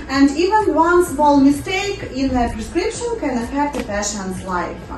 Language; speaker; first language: English; non-native, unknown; Ukrainian